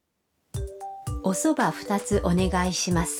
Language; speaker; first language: Japanese; native; Japanese